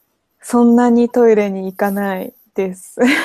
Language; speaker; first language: Japanese; non-native, fluent; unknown